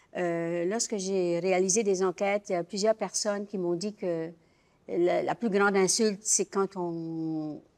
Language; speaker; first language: French; native; French